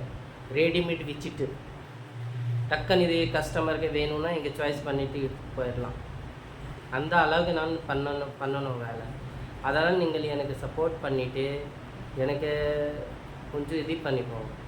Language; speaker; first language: Tamil; non-native, local second language; Urdu